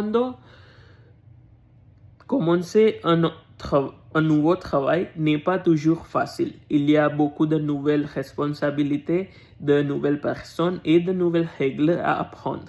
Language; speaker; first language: French; non-native, learner; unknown